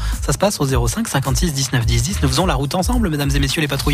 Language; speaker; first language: French; native; French